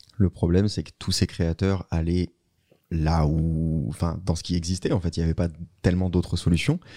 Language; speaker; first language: French; native; French